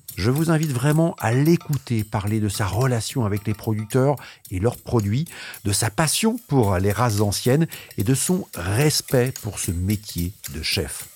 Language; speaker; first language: French; native; French